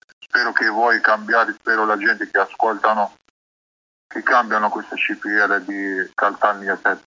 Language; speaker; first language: Italian; non-native, learner; Arabic